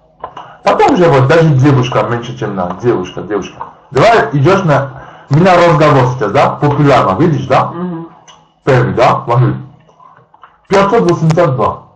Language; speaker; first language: Russian; non-native, learner; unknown